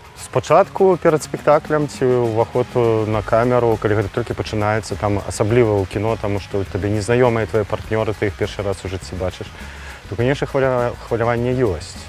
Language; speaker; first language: Belarusian; non-native, local second language; Russian